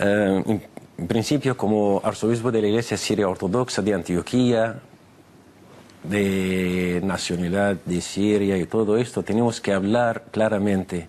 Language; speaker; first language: Spanish; non-native, fluent; Arabic